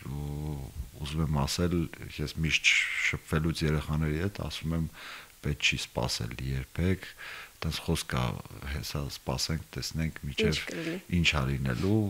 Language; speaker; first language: Armenian; native; Armenian